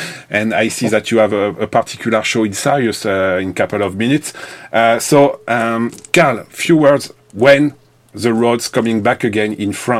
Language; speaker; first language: English; non-native, learner; French